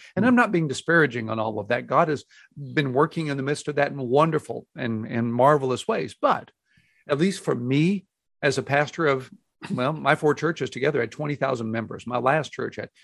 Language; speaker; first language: English; native; English